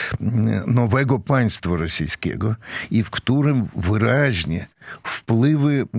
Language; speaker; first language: Polish; non-native, fluent; Russian